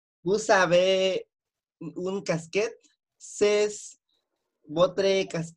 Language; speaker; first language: French; non-native, learner; Spanish